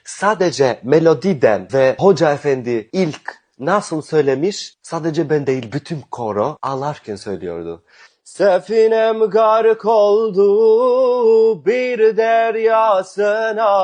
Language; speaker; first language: Turkish; non-native, fluent; Albanian